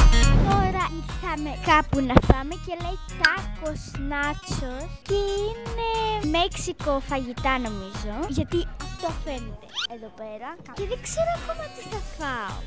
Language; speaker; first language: Greek; early bilingual, heritage; Greek